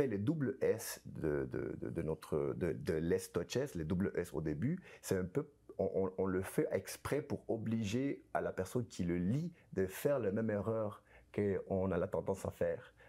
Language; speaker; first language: French; non-native, fluent; Spanish